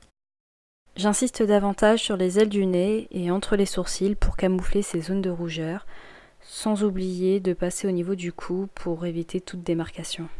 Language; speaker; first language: French; native; French